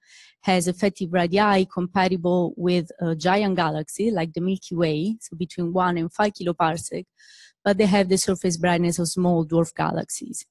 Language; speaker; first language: English; non-native, fluent; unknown